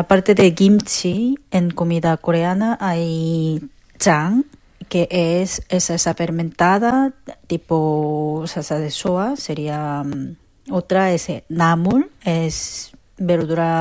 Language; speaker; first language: Spanish; non-native, fluent; Korean